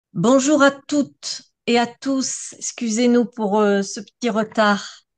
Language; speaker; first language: French; native; French